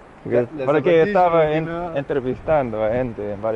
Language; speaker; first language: Spanish; non-native, fluent; English